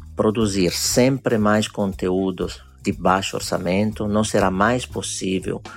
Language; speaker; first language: Portuguese; non-native, fluent; Italian